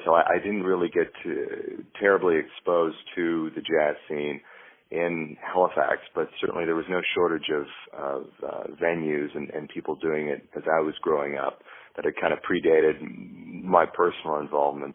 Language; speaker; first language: English; native; English